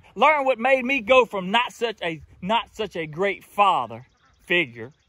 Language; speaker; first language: English; native; English